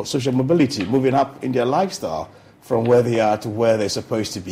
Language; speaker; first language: English; non-native, local second language; Akan